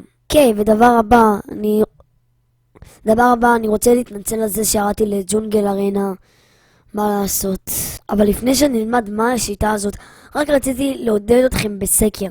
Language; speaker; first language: Hebrew; native; Hebrew